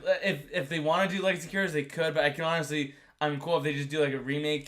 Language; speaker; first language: English; native; English